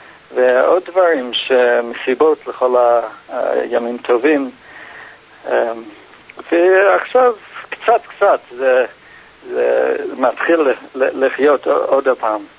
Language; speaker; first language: Hebrew; non-native, fluent; English